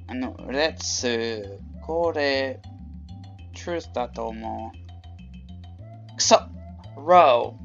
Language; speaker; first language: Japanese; non-native, learner; English